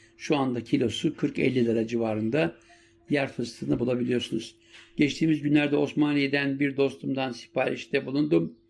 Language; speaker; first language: Turkish; native; Turkish